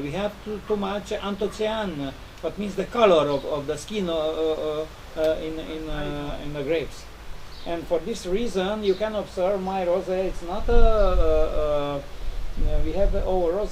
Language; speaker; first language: English; non-native, learner; Romanian